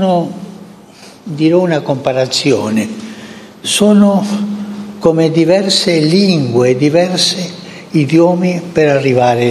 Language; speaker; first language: Italian; non-native, fluent; Spanish